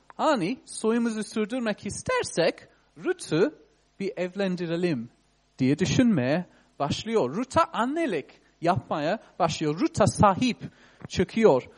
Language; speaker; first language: Turkish; non-native, fluent; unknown